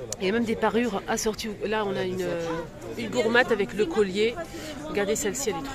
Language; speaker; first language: French; native; French